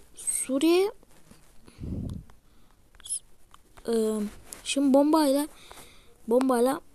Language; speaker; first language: Turkish; early bilingual, heritage; Turkish